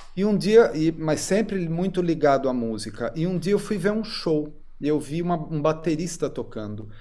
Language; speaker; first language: Portuguese; native; Portuguese